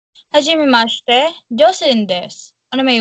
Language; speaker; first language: Japanese; non-native, learner; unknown